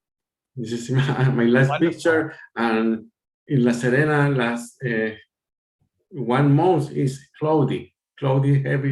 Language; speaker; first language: English; non-native, learner; Spanish